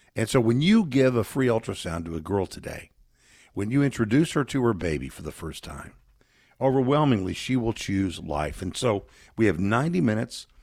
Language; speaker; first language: English; native; English